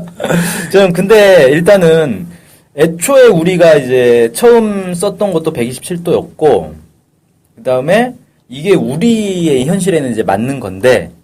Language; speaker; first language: Korean; native; Korean